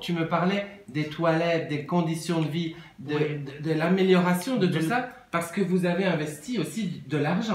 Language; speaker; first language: French; native; French